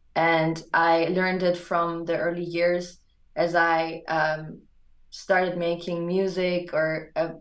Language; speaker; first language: English; non-native, fluent; German